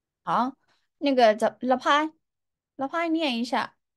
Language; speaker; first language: Chinese; native; Chinese